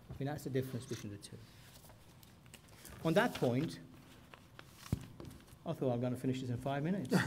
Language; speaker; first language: English; non-native, fluent; Persian